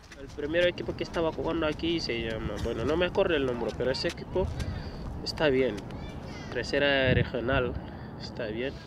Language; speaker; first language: Spanish; non-native, learner; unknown